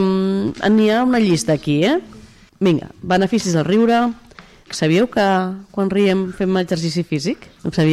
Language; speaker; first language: Catalan; native; Catalan